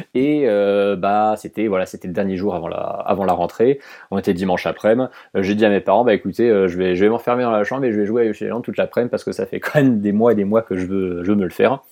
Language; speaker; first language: French; native; French